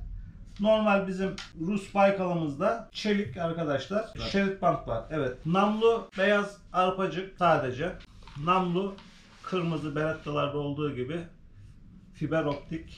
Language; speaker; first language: Turkish; native; Turkish